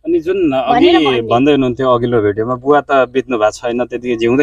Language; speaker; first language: Nepali; native; Nepali